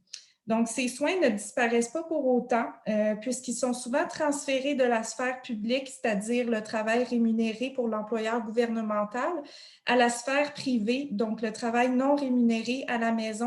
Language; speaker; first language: French; native; French